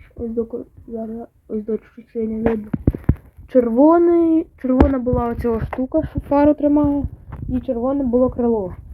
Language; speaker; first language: Ukrainian; native; Ukrainian